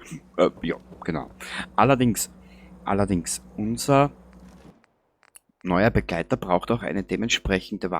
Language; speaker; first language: German; native; German